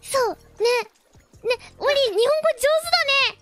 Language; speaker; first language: Japanese; native; Japanese